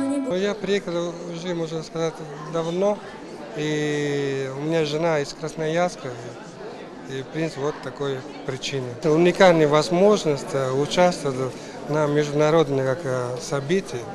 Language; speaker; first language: Russian; non-native, learner; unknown